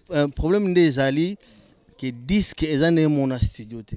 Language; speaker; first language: French; non-native, local second language; Lingala